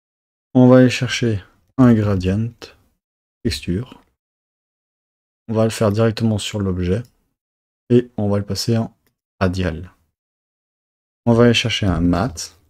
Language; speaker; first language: French; native; French